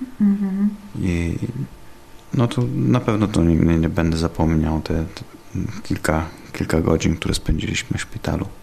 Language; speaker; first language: Polish; non-native, learner; Italian